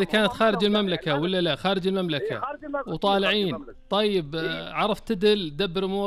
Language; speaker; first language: Arabic; native; Arabic